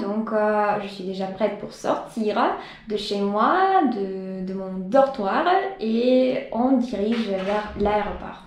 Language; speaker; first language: French; non-native, fluent; Russian